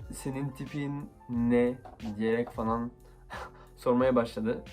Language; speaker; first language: Turkish; early bilingual, heritage; Turkish